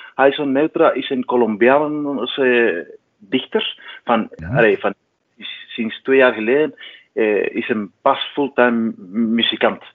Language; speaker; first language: Dutch; non-native, fluent; Spanish